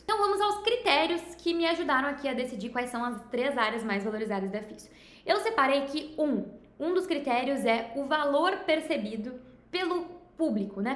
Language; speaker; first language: Portuguese; native; Portuguese